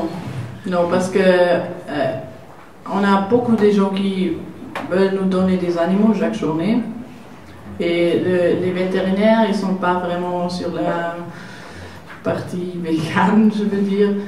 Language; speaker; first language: French; non-native, learner; German